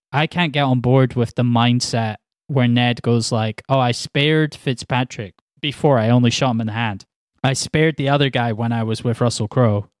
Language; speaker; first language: English; native; English